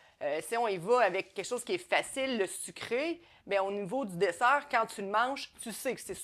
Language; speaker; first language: French; native; French